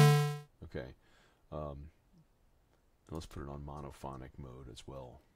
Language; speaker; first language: English; native; English